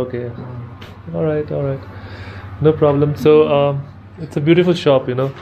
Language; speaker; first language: English; non-native, local second language; Hindi